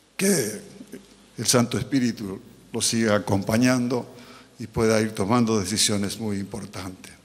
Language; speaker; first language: Spanish; native; Spanish